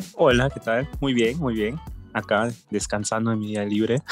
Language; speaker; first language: Spanish; early bilingual, heritage; German